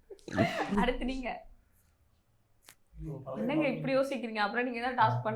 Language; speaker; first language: Tamil; native; Tamil